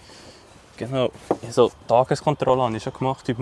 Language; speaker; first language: German; native; German